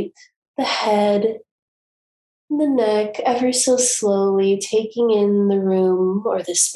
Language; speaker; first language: English; native; English